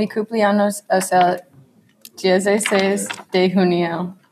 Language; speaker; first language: Spanish; non-native, learner; English